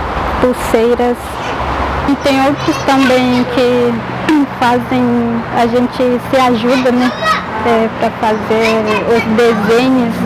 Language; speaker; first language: Portuguese; non-native, local second language; Guarani